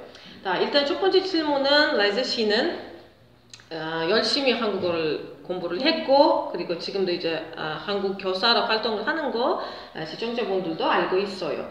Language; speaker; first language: Korean; non-native, fluent; Uzbek